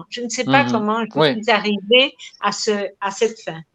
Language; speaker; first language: French; non-native, fluent; Spanish